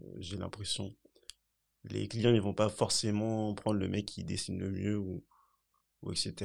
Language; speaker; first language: French; early bilingual, other home language; Haitian Creole